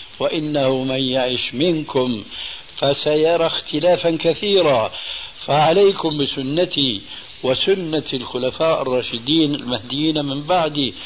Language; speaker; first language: Arabic; early bilingual, other home language; Albanian